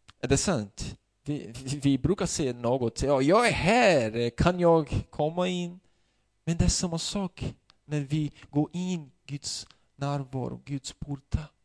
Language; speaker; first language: Swedish; non-native, fluent; Portuguese